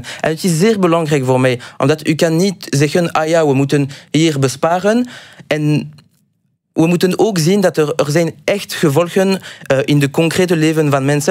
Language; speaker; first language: Dutch; non-native, local second language; French